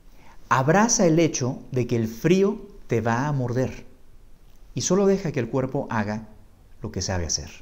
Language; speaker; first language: Spanish; native; Spanish